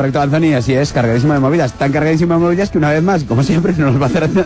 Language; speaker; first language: Spanish; native; Spanish